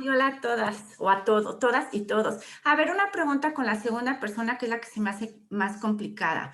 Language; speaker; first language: Spanish; native; Spanish